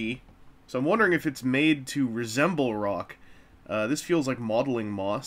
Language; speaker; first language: English; native; English